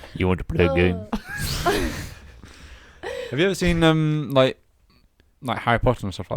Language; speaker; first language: English; native; English